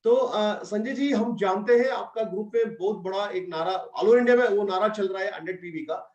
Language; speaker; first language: Hindi; non-native, local second language; Kannada